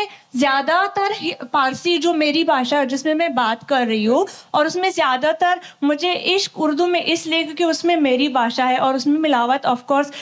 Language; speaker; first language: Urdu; non-native, learner; Persian